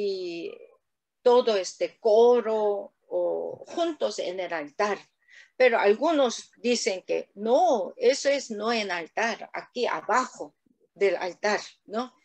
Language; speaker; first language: Spanish; non-native, learner; Korean